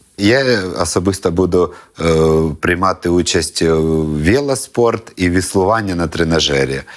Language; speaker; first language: Ukrainian; non-native, local second language; Russian